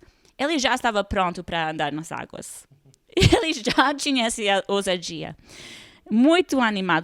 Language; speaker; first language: Portuguese; non-native, fluent; English